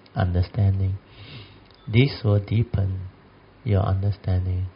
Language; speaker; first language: English; non-native, local second language; Min Nan Chinese